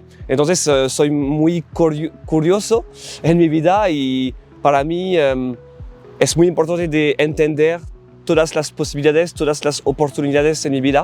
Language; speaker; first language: Spanish; non-native, learner; French